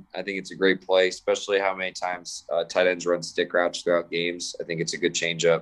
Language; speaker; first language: English; native; English